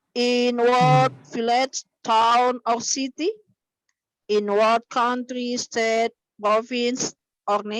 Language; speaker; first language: English; non-native, learner; Indonesian